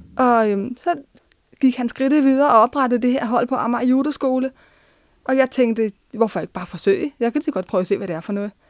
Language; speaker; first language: Danish; early bilingual, other home language; Turkish